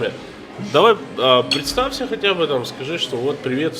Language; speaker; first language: Russian; native; Russian